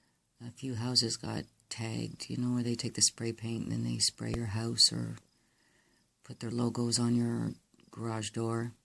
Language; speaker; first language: English; native; English